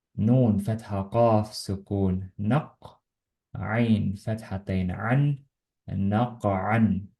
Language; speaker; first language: Arabic; non-native, learner; Estonian